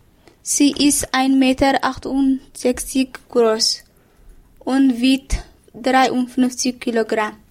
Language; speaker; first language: German; non-native, learner; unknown